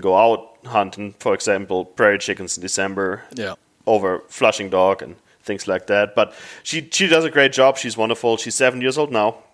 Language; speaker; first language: English; non-native, fluent; German